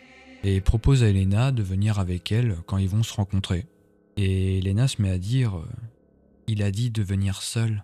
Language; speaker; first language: French; native; French